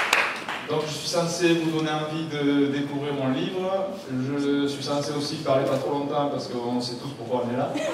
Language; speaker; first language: French; native; French